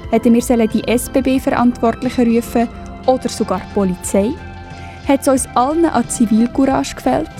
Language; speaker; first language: German; native; German